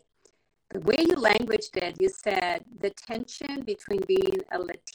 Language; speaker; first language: English; non-native, fluent; Spanish